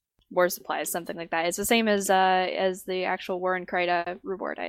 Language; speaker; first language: English; native; English